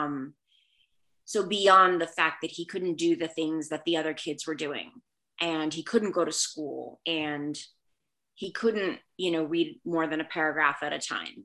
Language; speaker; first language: English; early bilingual, other home language; Spanish